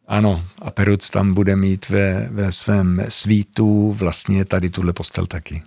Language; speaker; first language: Czech; early bilingual, heritage; Czech